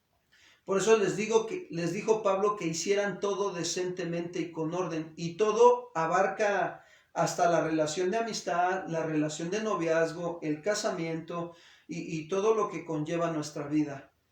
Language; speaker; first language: Spanish; native; Spanish